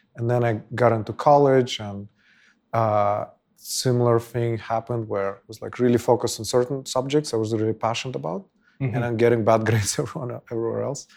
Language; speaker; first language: English; non-native, fluent; Russian